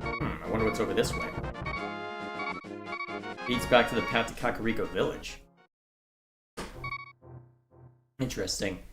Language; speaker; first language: English; native; English